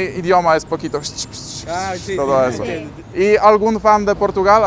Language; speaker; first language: Spanish; non-native, learner; Polish